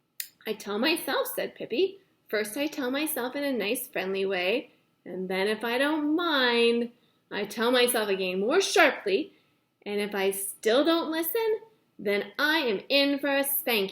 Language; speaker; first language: English; native; English